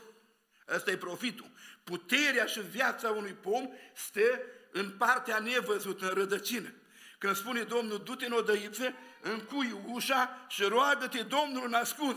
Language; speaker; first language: Romanian; native; Romanian